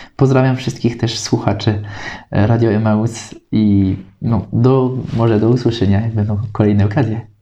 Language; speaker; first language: Polish; non-native, fluent; French